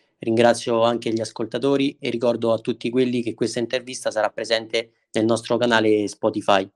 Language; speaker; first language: Italian; native; Italian